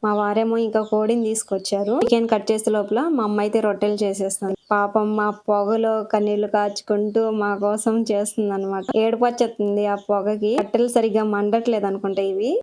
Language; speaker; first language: Telugu; non-native, local second language; Lambadi